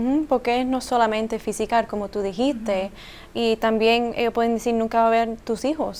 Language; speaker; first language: Spanish; early bilingual, heritage; Spanish